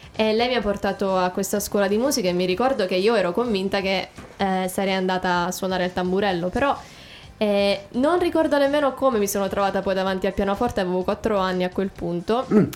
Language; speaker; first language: Italian; native; Italian